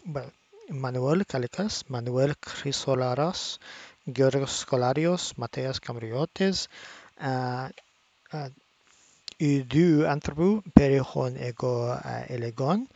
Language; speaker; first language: Greek; non-native, learner; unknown